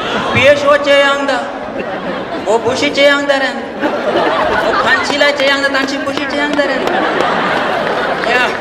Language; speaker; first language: Chinese; non-native, learner; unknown